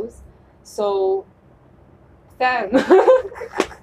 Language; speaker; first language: English; non-native, local second language; German